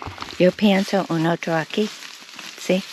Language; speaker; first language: Spanish; non-native, learner; English